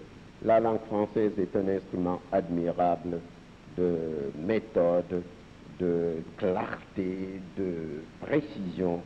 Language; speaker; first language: French; non-native, local second language; Serer